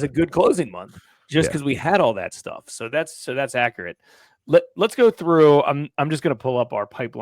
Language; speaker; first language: English; native; English